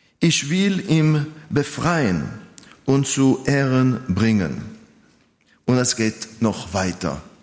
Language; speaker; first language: German; non-native, fluent; Hebrew